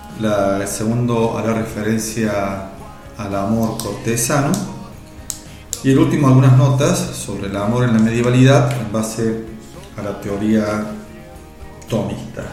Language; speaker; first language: Spanish; native; Spanish